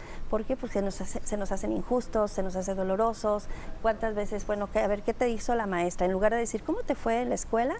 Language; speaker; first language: Spanish; native; Spanish